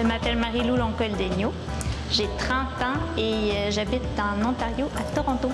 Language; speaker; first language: French; native; French